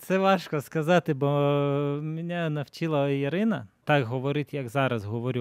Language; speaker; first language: Ukrainian; non-native, fluent; Lithuanian